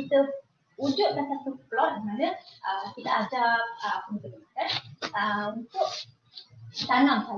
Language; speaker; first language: Malay; native; Malay